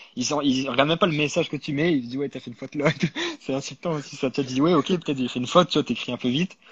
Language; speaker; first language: French; native; French